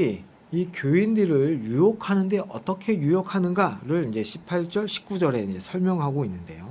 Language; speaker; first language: Korean; native; Korean